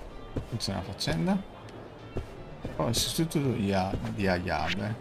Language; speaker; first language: Italian; native; Italian